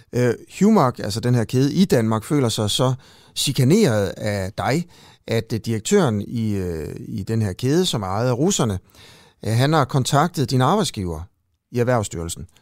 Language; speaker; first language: Danish; native; Danish